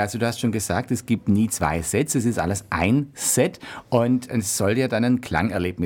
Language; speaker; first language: German; native; German